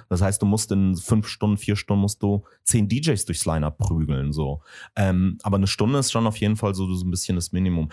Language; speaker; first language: German; early bilingual, other home language; Russian